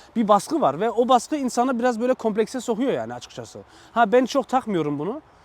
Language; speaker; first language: Turkish; early bilingual, other home language; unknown